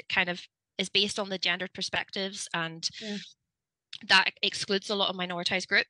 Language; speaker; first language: English; native; English